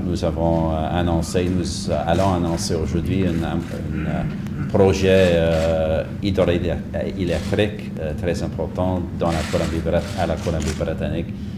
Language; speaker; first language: French; non-native, fluent; English